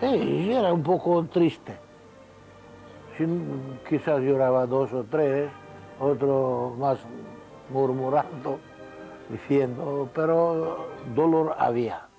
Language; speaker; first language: Spanish; non-native, fluent; Hungarian